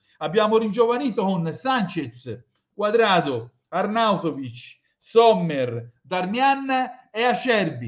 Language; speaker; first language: Italian; native; Italian